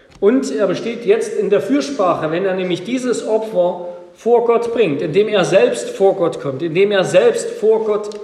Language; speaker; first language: German; native; German